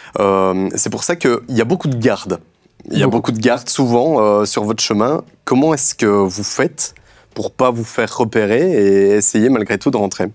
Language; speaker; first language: French; native; French